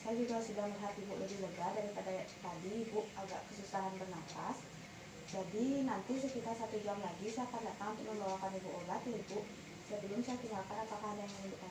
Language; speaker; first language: Indonesian; native; Indonesian